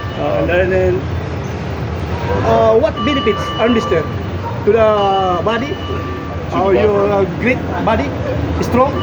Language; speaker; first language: English; non-native, learner; Filipino